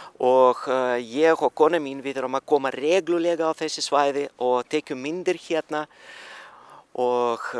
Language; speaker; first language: Icelandic; non-native, learner; Russian